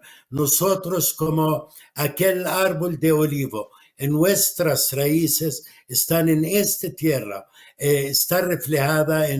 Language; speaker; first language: Spanish; non-native, fluent; Arabic